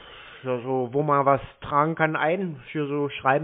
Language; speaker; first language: German; native; German